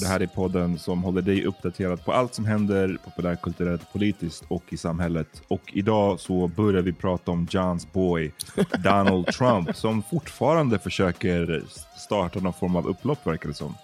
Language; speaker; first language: Swedish; native; Swedish